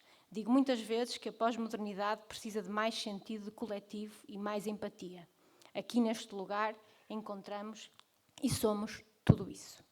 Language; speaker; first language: Portuguese; native; Portuguese